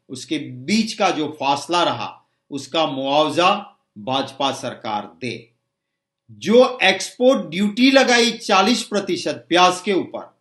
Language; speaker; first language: Hindi; non-native, local second language; Gujarati